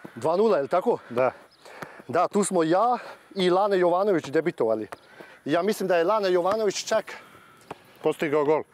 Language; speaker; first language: Croatian; early bilingual, heritage; Serbian